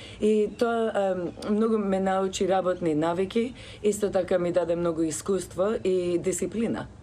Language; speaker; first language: Macedonian; early bilingual, other home language; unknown